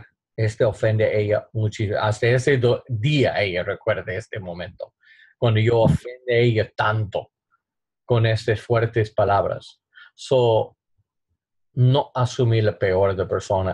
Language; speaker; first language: Spanish; non-native, learner; English